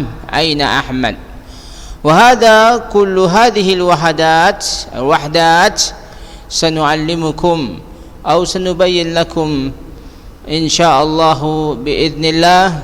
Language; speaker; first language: Arabic; non-native, fluent; Indonesian